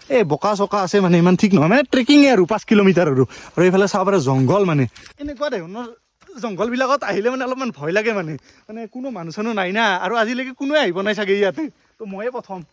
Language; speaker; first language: Assamese; native; Assamese